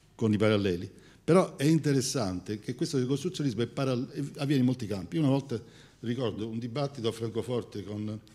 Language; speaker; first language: Italian; native; Italian